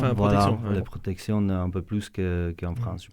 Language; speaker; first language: French; non-native, fluent; Czech